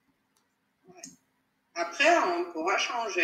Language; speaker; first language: French; non-native, fluent; Armenian